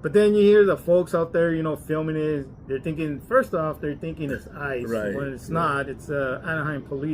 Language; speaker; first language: English; native; English